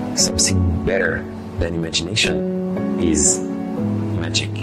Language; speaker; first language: English; non-native, fluent; French